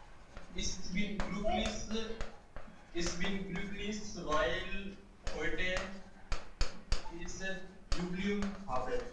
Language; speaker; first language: German; non-native, learner; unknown